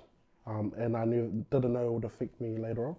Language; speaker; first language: English; native; English